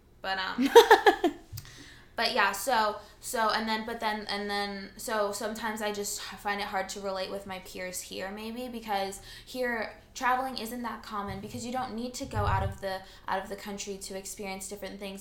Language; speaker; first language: English; early bilingual, other home language; Finnish